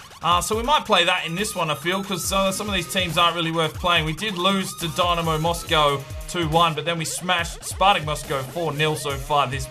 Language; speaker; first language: English; native; English